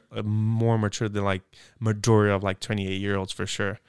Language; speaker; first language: English; non-native, fluent; Portuguese